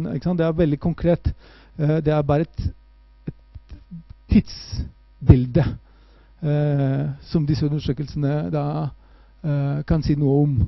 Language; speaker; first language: Norwegian; non-native, fluent; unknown